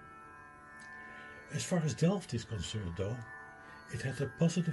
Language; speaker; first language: English; non-native, fluent; Dutch